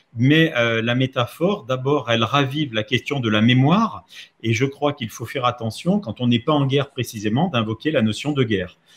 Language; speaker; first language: French; native; French